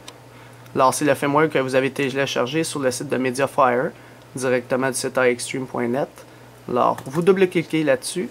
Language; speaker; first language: French; native; French